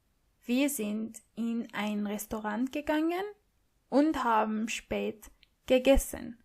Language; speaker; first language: German; non-native, fluent; English